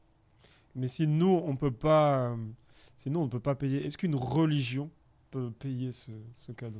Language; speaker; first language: French; native; French